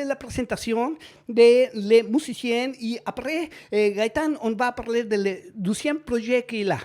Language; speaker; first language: French; non-native, learner; Spanish